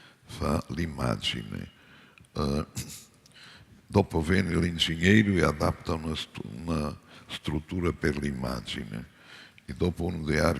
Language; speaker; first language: Italian; non-native, fluent; Portuguese